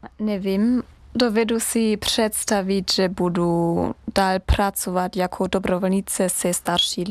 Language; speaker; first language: Czech; non-native, learner; German